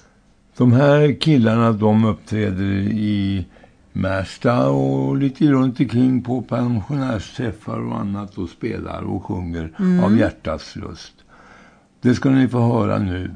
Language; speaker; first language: Swedish; native; Swedish